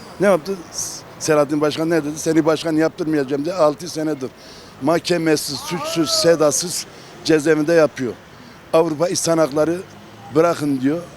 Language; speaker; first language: Turkish; non-native, local second language; Kurdish